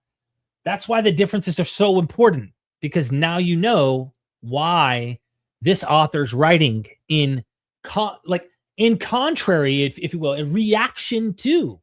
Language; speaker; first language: English; native; English